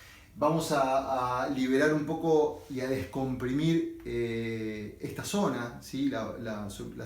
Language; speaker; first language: Spanish; native; Spanish